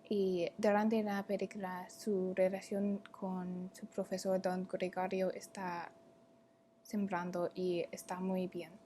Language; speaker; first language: Spanish; non-native, learner; English